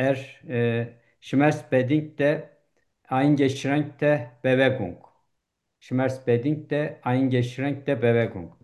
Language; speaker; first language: German; non-native, learner; Turkish